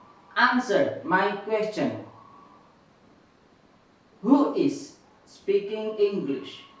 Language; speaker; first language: English; non-native, fluent; Indonesian